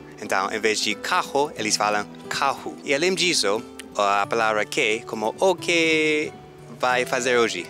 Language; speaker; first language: Portuguese; non-native, fluent; English